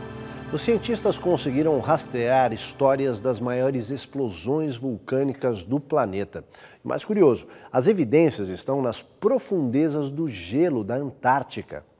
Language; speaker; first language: Portuguese; native; Portuguese